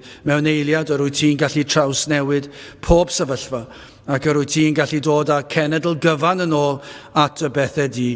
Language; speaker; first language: Welsh; native; Welsh